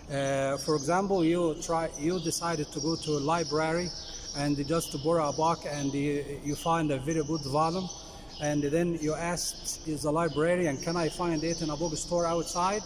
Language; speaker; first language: English; non-native, fluent; Arabic